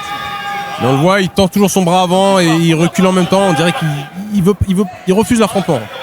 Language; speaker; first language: French; native; French